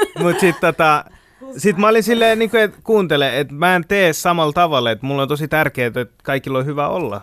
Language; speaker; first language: Finnish; early bilingual, other home language; Bangla